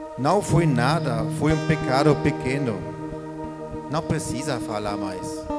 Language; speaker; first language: Portuguese; non-native, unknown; German